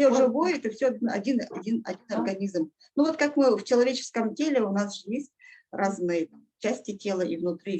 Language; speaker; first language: Russian; native; Russian